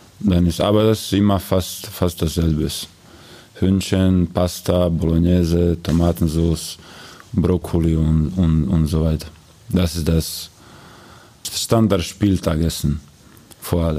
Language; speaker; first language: German; non-native, learner; Croatian